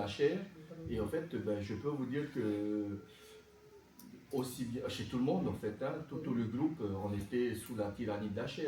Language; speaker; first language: French; native; French